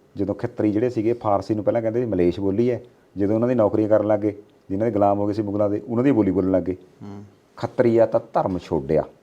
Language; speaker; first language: Punjabi; native; Punjabi